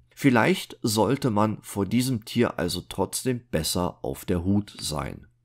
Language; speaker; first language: German; native; German